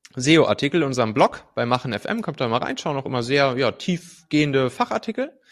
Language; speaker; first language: German; native; German